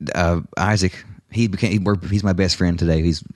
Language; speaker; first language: English; native; English